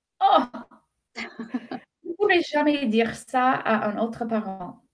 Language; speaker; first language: French; non-native, fluent; English